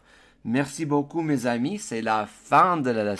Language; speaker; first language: French; non-native, fluent; English